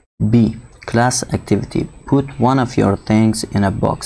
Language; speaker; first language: English; non-native, fluent; Persian